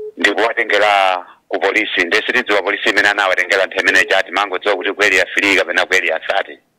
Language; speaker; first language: Nyanja; non-native, local second language; Tumbuka